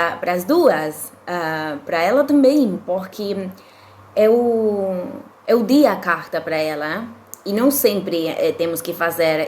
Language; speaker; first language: Portuguese; non-native, fluent; Spanish